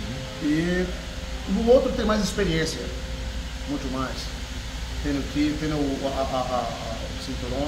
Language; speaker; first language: Spanish; non-native, fluent; Portuguese